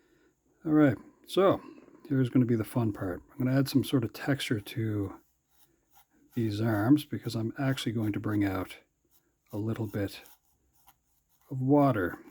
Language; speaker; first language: English; native; English